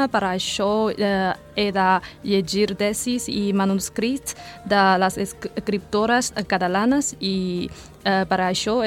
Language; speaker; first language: Catalan; non-native, learner; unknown